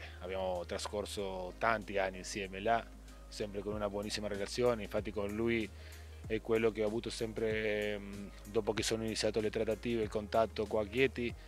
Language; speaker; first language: Italian; non-native, fluent; Spanish